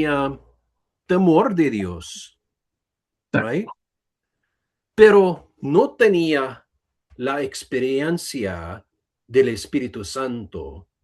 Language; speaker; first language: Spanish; non-native, learner; English